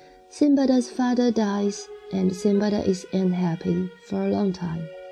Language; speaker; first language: English; non-native, fluent; Chinese